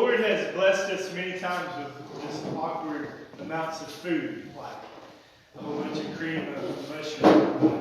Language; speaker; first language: English; native; English